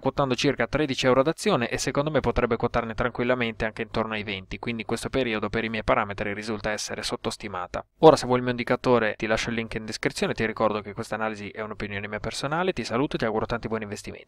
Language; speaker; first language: Italian; native; Italian